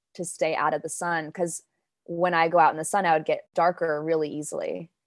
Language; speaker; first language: English; early bilingual, other home language; Danish